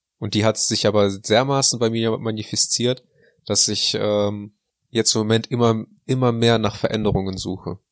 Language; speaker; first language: German; early bilingual, other home language; Russian